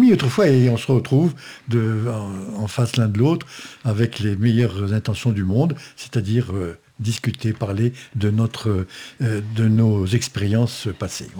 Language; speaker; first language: French; native; French